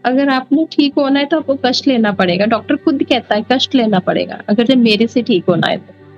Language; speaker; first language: Hindi; non-native, local second language; Punjabi